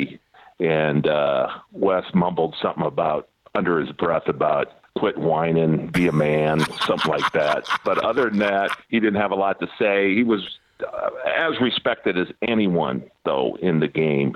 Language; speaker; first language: English; native; English